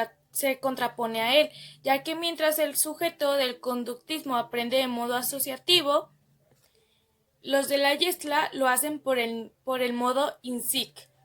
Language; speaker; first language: Spanish; native; Spanish